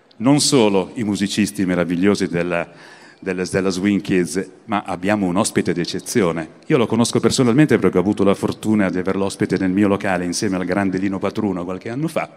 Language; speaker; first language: Italian; native; Italian